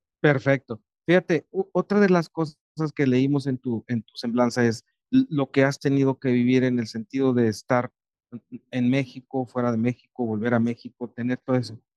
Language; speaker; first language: Spanish; native; Spanish